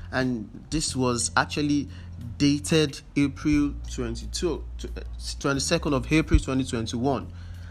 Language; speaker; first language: English; non-native, local second language; Yoruba